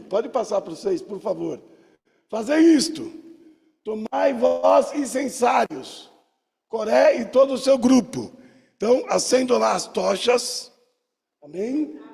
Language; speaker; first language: Portuguese; native; Portuguese